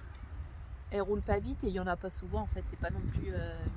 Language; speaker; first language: French; native; French